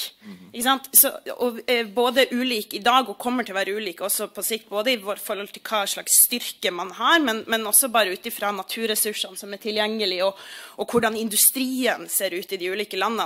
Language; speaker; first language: Norwegian; native; Norwegian